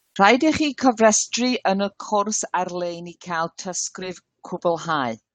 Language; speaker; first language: Welsh; non-native, learner; English